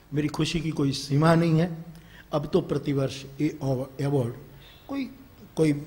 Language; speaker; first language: Hindi; non-native, local second language; Gujarati